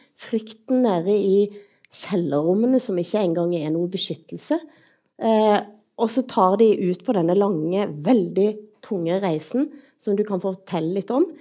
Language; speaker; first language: Norwegian; native; Norwegian